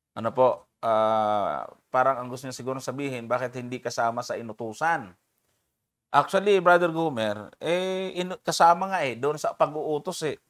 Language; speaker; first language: Filipino; native; Filipino